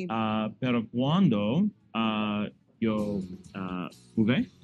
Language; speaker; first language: Spanish; non-native, learner; English